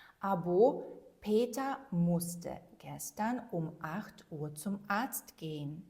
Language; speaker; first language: German; non-native, fluent; Ukrainian